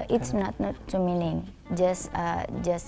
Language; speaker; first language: English; non-native, learner; Indonesian